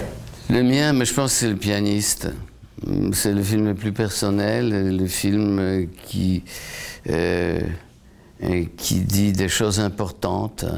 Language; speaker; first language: French; non-native, fluent; Polish